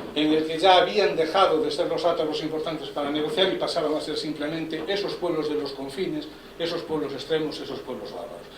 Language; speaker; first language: Spanish; non-native, local second language; Galician